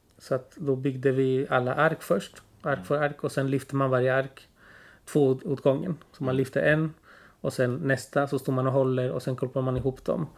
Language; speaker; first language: Swedish; early bilingual, other home language; Spanish